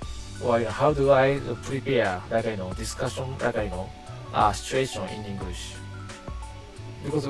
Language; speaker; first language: English; non-native, learner; Japanese